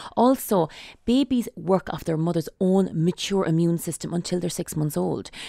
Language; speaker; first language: English; native; English